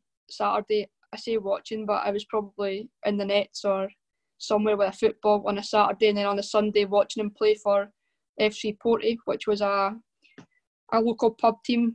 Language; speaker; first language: English; native; English